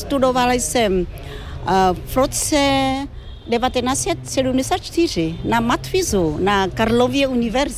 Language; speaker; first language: Czech; non-native, fluent; Vietnamese